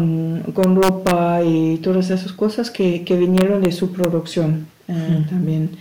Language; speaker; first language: Spanish; non-native, fluent; German